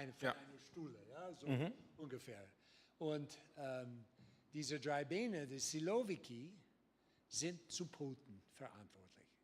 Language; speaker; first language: German; non-native, learner; English